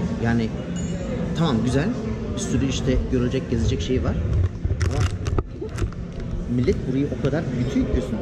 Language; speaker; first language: Turkish; native; Turkish